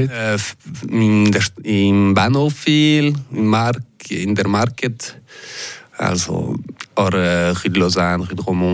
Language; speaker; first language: German; non-native, local second language; French